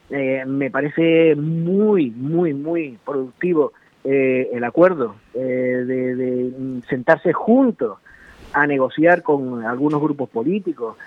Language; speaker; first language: Spanish; native; Spanish